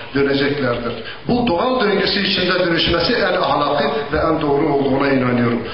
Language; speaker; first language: Turkish; non-native, local second language; Zaza